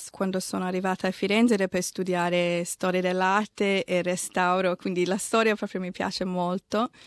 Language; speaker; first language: Italian; non-native, fluent; English